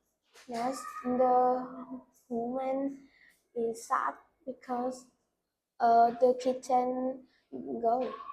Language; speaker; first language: English; non-native, learner; Vietnamese